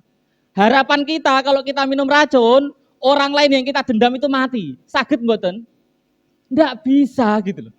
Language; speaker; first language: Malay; non-native, local second language; Javanese